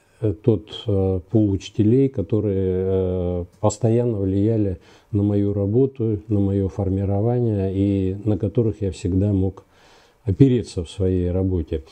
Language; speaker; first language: Russian; native; Russian